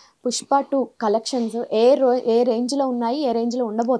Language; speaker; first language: Telugu; native; Telugu